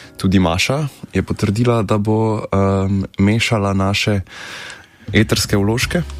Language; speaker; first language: Slovenian; native; Slovenian